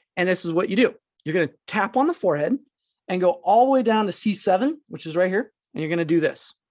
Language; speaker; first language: English; native; English